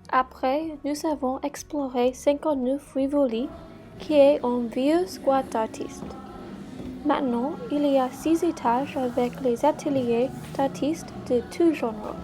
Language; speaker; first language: French; non-native, learner; English